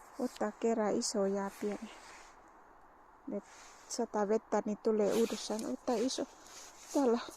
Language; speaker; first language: Finnish; non-native, learner; Thai